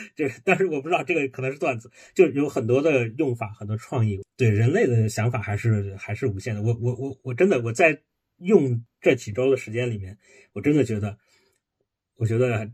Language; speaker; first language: Chinese; native; Chinese